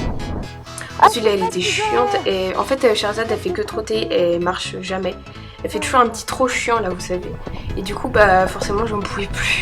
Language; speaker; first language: French; native; French